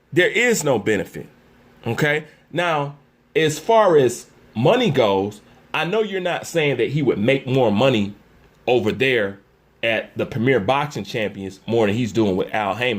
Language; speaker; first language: English; native; English